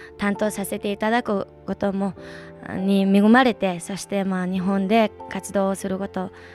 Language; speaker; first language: Japanese; non-native, fluent; Mongolian